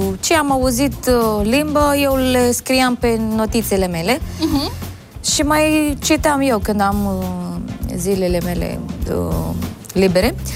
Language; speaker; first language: Romanian; non-native, learner; Filipino